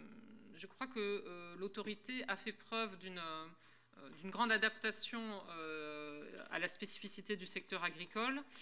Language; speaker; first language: French; native; French